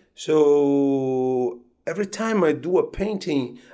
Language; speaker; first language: English; non-native, fluent; Portuguese